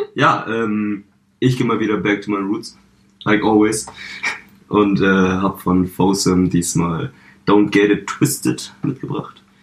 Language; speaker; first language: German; early bilingual, other home language; Vietnamese